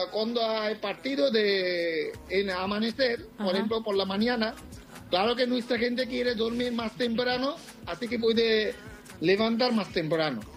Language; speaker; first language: Spanish; non-native, fluent; Bangla